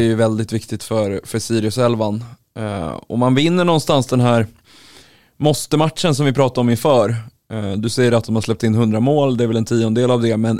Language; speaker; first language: Swedish; native; Swedish